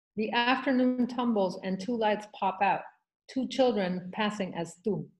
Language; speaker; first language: English; early bilingual, other home language; Spanish